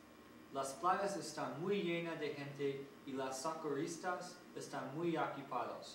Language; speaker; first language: Spanish; non-native, learner; English